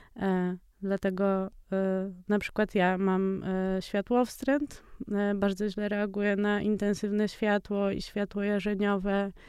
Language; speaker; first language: Polish; native; Polish